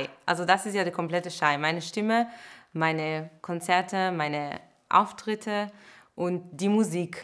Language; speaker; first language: German; non-native, fluent; Hebrew